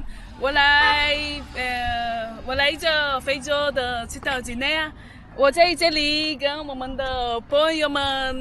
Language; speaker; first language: Chinese; non-native, learner; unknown